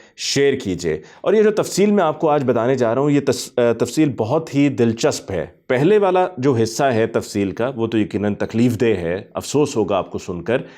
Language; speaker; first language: Urdu; native; Urdu